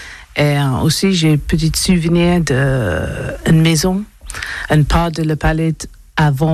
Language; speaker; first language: French; non-native, learner; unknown